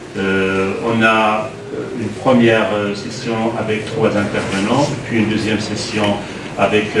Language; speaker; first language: French; non-native, local second language; Arabic